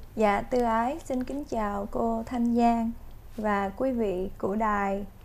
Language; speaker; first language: Vietnamese; native; Vietnamese